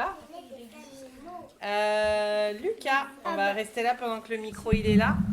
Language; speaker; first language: French; native; French